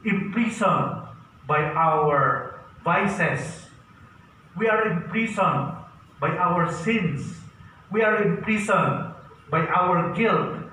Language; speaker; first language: English; non-native, local second language; Filipino